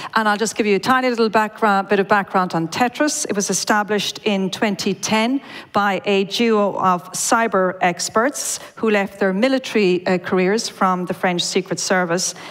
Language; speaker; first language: English; native; English